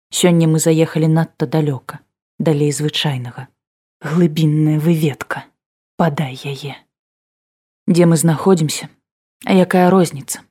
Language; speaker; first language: Belarusian; native; Belarusian